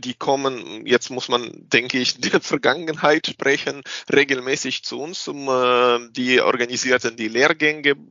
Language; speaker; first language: German; non-native, learner; Russian